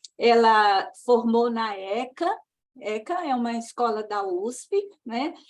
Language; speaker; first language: Portuguese; native; Portuguese